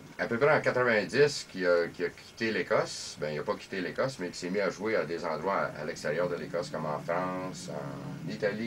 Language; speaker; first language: French; non-native, local second language; English